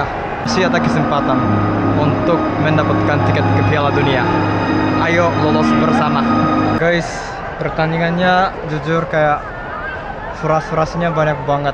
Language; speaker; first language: Indonesian; non-native, fluent; Japanese